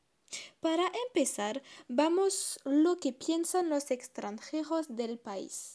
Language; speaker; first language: Spanish; non-native, learner; French